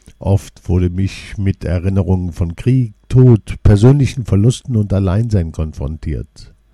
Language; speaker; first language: German; non-native, fluent; Portuguese